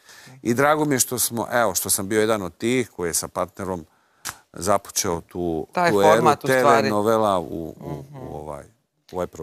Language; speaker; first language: Croatian; native; Croatian